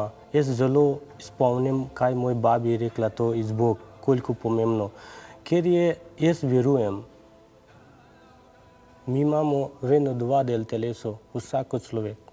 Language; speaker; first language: Slovenian; non-native, learner; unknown